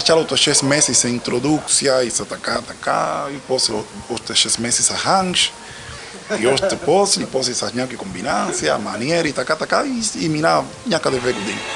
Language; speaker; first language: Bulgarian; non-native, learner; Spanish